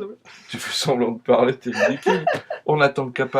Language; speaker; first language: French; native; French